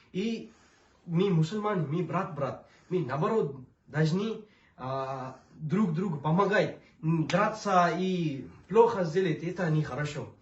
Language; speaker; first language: Russian; non-native, learner; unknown